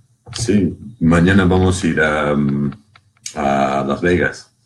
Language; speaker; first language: Spanish; non-native, learner; English